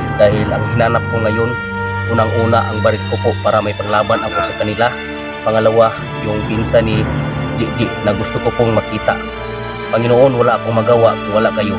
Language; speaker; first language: Filipino; non-native, local second language; Cebuano